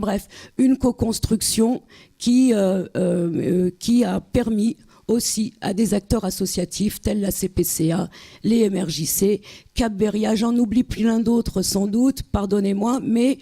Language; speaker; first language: French; native; French